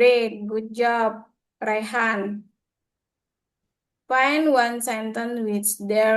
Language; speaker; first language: English; non-native, learner; Indonesian